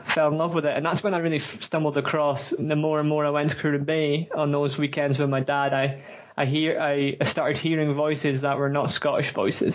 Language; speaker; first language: English; native; English